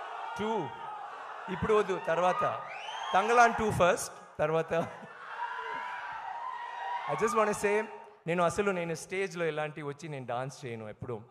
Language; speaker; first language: Telugu; non-native, learner; Tamil